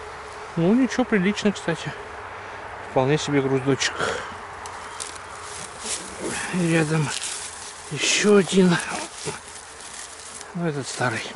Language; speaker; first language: Russian; native; Russian